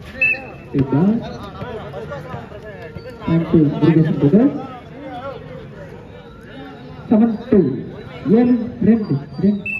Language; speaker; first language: English; non-native, local second language; Tamil